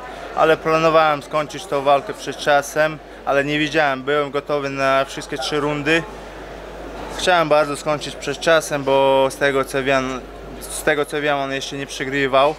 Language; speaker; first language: Polish; non-native, fluent; Chechen